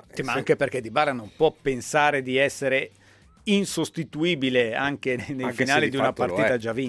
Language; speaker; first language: Italian; native; Italian